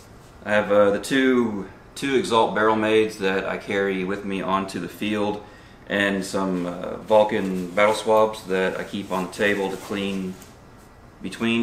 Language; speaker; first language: English; native; English